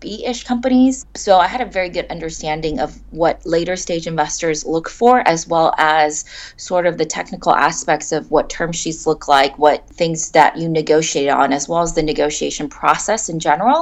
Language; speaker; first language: English; native; English